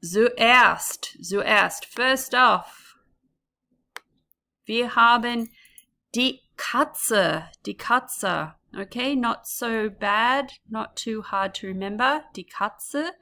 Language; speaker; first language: German; non-native, learner; English